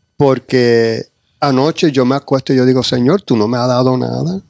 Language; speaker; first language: Spanish; early bilingual, heritage; Spanish